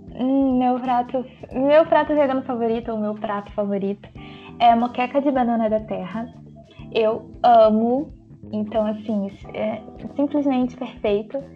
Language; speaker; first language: Portuguese; native; Portuguese